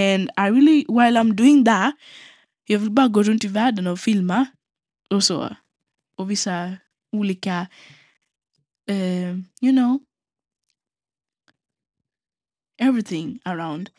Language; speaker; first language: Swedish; non-native, local second language; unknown